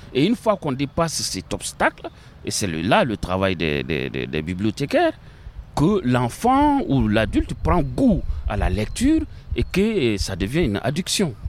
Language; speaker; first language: French; non-native, local second language; Bambara